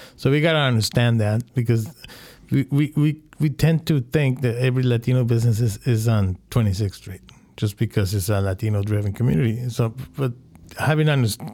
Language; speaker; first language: English; non-native, fluent; Spanish